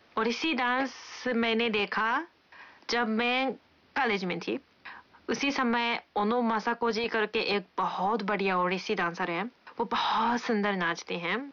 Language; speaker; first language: Hindi; non-native, fluent; Japanese